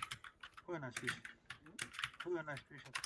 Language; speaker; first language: Russian; non-native, local second language; Yakut